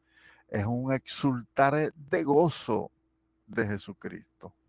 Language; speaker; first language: Spanish; native; Spanish